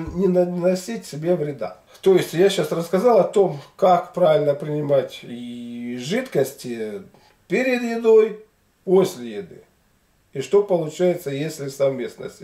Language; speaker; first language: Russian; native; Russian